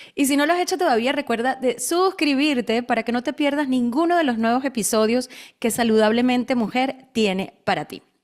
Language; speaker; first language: Spanish; native; Spanish